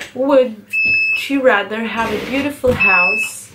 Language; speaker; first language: English; non-native, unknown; Lithuanian